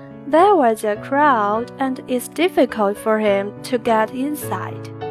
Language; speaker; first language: English; non-native, fluent; Chinese